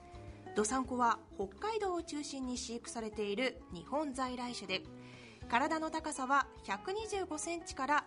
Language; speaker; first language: Japanese; native; Japanese